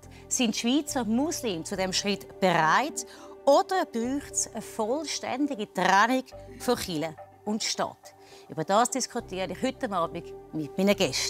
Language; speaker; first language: German; native; German